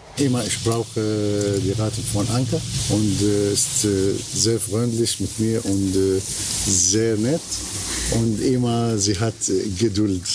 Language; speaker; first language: German; non-native, learner; Arabic